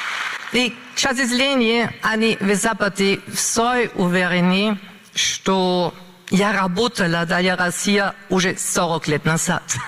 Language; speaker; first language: Russian; non-native, learner; German